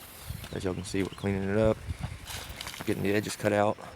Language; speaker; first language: English; native; English